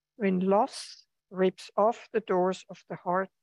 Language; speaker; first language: English; non-native, fluent; German